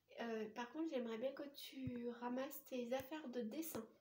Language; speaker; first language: French; native; French